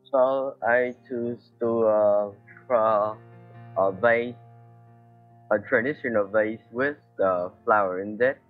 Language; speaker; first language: English; non-native, learner; Vietnamese